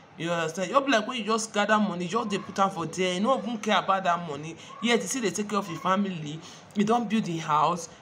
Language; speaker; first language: Nigerian Pidgin; non-native, local second language; Igbo